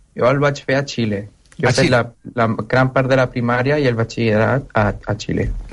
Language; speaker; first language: Catalan; early bilingual, heritage; Spanish